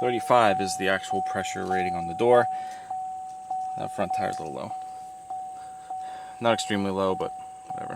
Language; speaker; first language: English; native; English